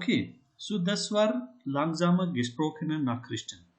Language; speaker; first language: German; non-native, fluent; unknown